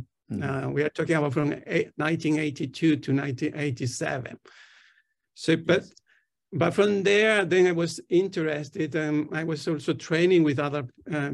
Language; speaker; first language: English; non-native, fluent; Spanish